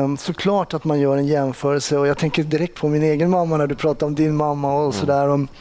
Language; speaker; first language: Swedish; native; Swedish